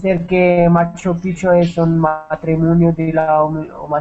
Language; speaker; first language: Spanish; non-native, learner; Arabic